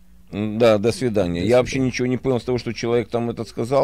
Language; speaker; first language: Russian; native; Russian